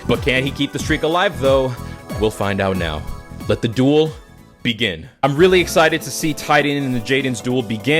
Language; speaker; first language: English; native; English